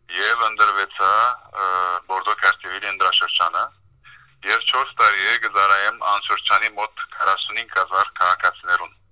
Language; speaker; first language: Armenian; early bilingual, heritage; Armenian